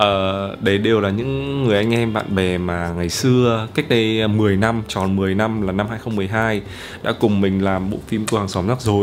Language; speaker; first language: Vietnamese; native; Vietnamese